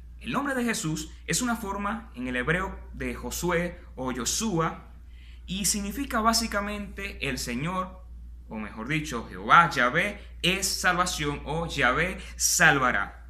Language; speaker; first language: Spanish; native; Spanish